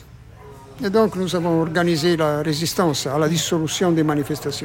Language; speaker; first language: French; non-native, fluent; Italian